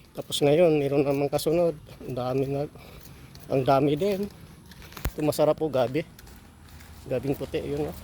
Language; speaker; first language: Filipino; non-native, local second language; Cebuano